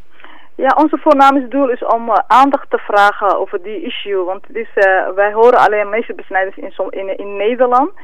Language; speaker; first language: Dutch; non-native, fluent; Somali